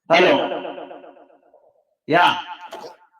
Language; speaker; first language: English; non-native, learner; Tigrinya